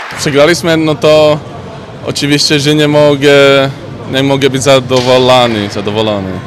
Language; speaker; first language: Polish; non-native, learner; Czech